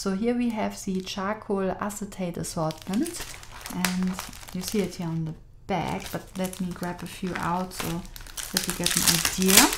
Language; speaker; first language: English; non-native, fluent; German